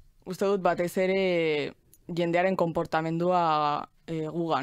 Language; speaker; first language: Basque; non-native, local second language; Spanish